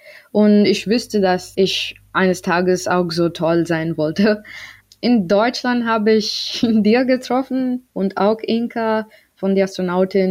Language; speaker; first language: German; non-native, learner; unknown